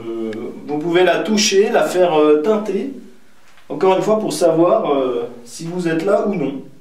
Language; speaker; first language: French; native; French